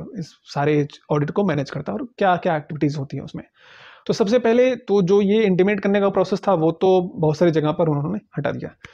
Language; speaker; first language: Hindi; native; Hindi